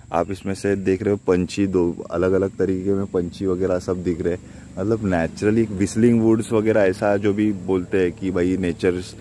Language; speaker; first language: Hindi; non-native, local second language; Marathi